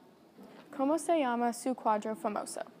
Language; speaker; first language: Spanish; non-native, learner; English